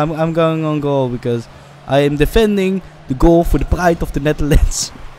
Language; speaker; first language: English; non-native, learner; Dutch